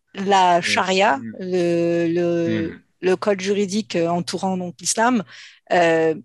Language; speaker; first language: French; native; French